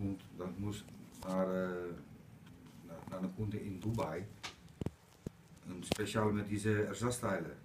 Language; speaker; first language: German; non-native, learner; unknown